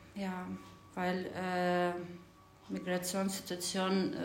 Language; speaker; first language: German; non-native, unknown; Ukrainian